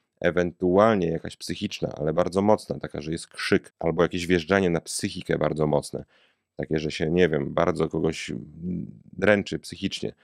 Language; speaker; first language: Polish; native; Polish